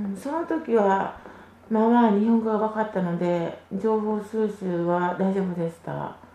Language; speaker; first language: Japanese; early bilingual, other home language; Vietnamese